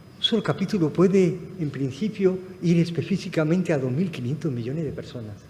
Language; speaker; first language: Spanish; non-native, fluent; Arabic